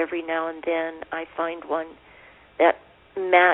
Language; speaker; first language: English; native; English